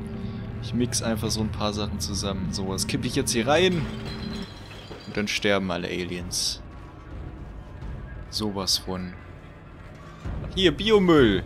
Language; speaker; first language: German; native; German